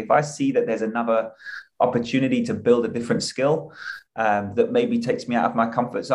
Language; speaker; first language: English; native; English